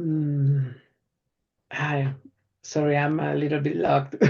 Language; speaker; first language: English; non-native, learner; Spanish